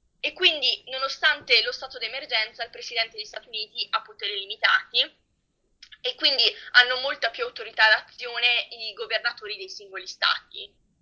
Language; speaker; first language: Italian; native; Italian